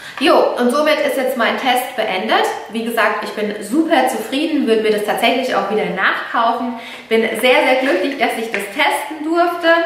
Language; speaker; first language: German; early bilingual, other home language; Italian